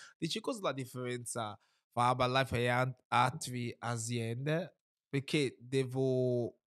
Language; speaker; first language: Italian; non-native, fluent; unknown